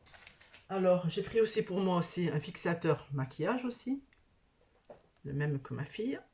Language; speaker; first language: French; native; French